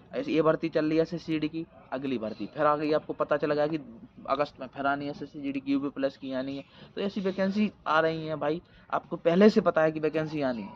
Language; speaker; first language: Hindi; native; Hindi